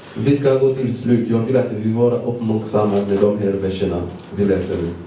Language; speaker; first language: Swedish; non-native, learner; Lingala